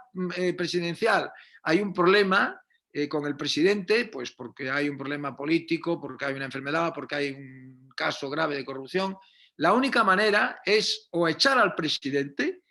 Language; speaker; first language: Spanish; native; Spanish